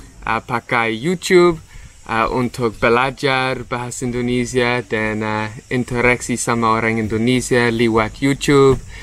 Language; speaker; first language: Indonesian; non-native, learner; English